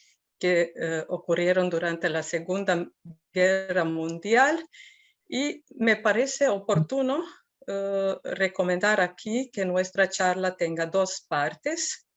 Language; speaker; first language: Spanish; non-native, fluent; Serbian